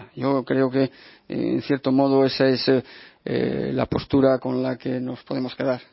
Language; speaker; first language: Spanish; native; Spanish